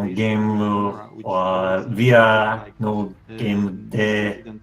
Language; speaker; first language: Japanese; non-native, learner; English